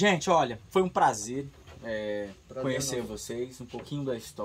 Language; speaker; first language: Portuguese; native; Portuguese